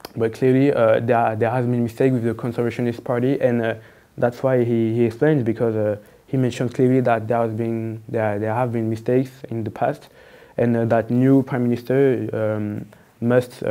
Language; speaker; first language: English; non-native, fluent; French